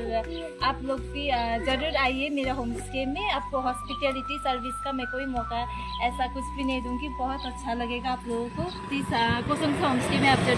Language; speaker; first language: Hindi; non-native, local second language; Nepali